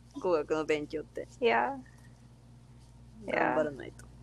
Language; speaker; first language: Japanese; non-native, fluent; English